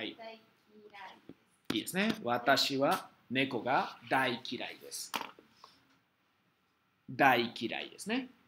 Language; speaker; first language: Japanese; non-native, fluent; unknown